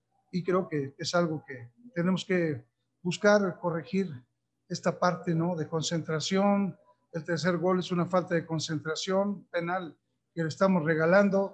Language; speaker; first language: Spanish; native; Spanish